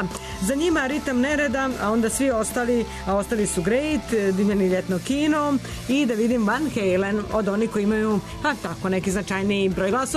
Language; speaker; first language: Serbian; native; Serbian